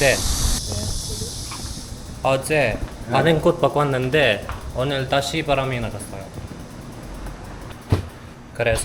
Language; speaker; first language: Korean; non-native, learner; Arabic